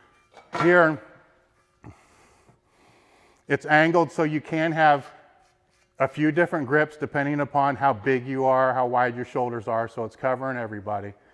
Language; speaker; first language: English; native; English